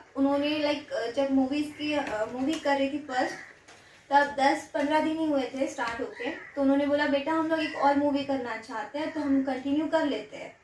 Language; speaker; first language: Hindi; non-native, local second language; Gujarati